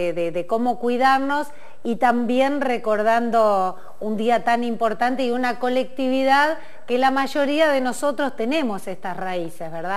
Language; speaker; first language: Spanish; native; Spanish